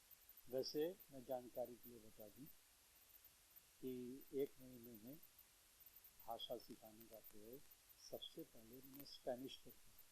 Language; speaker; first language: Hindi; native; Hindi